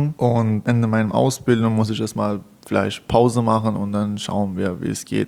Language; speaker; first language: German; non-native, learner; Persian